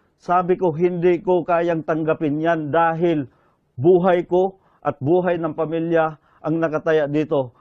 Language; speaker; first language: Filipino; native; Filipino